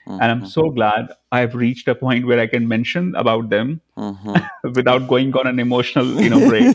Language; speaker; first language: English; non-native, local second language; Hindi